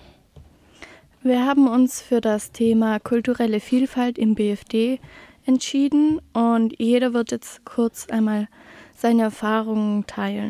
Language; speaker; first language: German; native; German